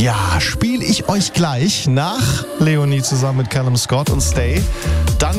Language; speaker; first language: German; native; German